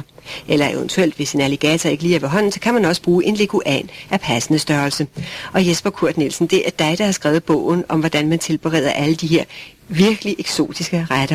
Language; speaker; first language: Danish; native; Danish